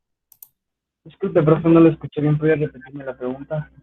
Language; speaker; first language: Spanish; native; Spanish